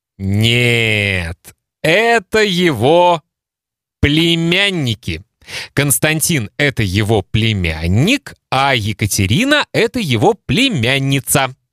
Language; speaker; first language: Russian; native; Russian